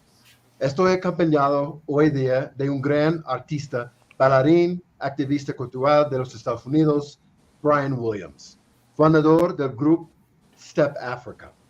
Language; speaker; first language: Spanish; non-native, fluent; English